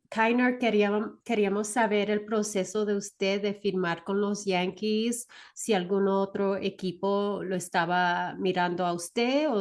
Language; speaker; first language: Spanish; early bilingual, heritage; Spanish